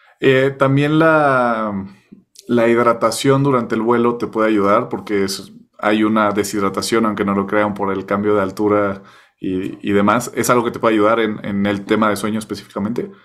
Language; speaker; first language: Spanish; native; Spanish